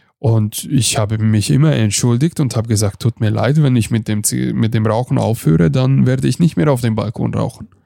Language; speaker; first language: German; non-native, fluent; Hungarian